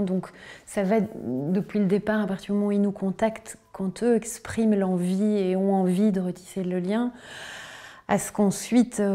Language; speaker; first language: French; native; French